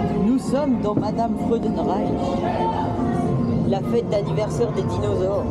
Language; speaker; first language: French; native; French